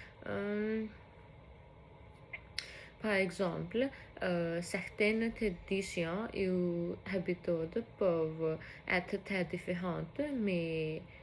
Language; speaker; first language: French; non-native, learner; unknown